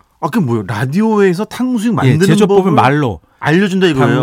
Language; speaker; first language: Korean; native; Korean